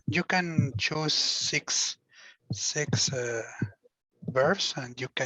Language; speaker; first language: English; non-native, learner; Spanish